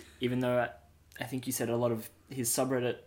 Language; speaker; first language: English; native; English